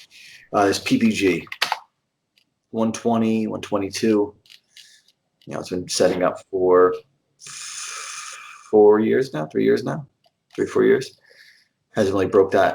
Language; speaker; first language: English; native; English